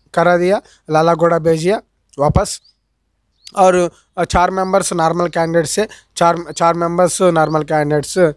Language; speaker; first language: Hindi; non-native, local second language; Telugu